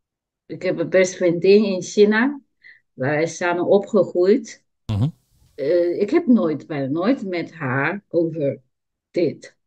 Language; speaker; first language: Dutch; non-native, learner; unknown